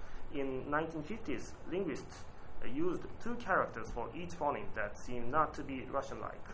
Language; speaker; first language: English; non-native, learner; Japanese